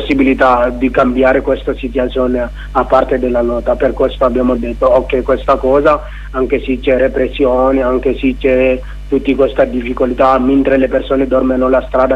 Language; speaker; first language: Italian; non-native, learner; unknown